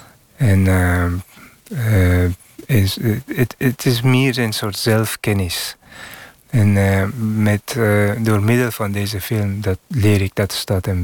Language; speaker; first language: Dutch; non-native, fluent; Persian